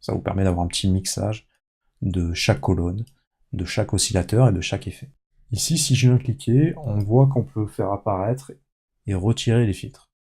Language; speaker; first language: French; native; French